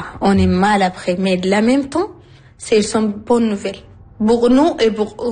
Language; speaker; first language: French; non-native, learner; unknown